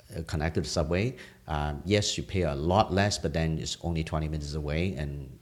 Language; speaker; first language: English; non-native, local second language; Cantonese